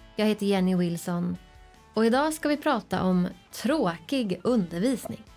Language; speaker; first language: Swedish; native; Swedish